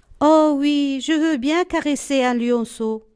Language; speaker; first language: French; non-native, local second language; Arabic